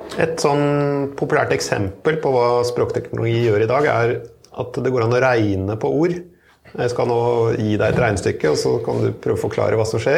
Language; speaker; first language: Norwegian; native; Norwegian